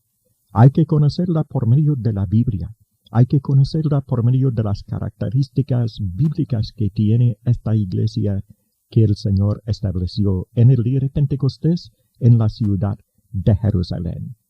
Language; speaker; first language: Spanish; native; Spanish